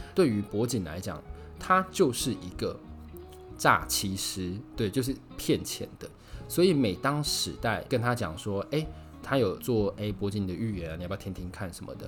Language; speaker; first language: Chinese; native; Chinese